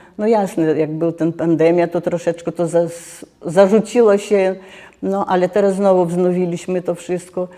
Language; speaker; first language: Polish; native; Polish